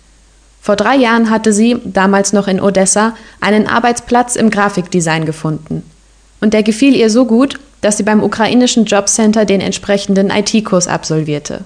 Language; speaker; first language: German; native; German